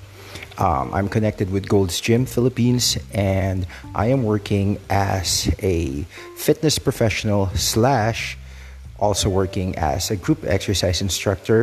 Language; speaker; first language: English; non-native, local second language; Filipino